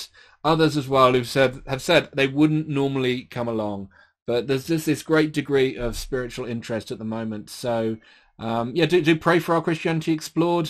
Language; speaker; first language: English; native; English